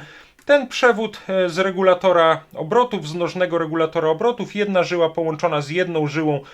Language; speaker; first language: Polish; native; Polish